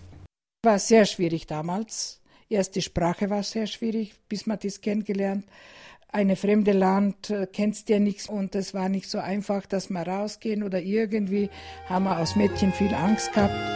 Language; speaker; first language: German; non-native, learner; Macedonian